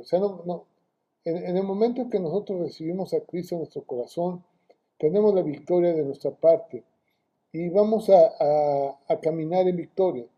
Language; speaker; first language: Spanish; native; Spanish